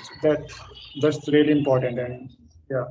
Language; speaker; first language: English; non-native, fluent; Hindi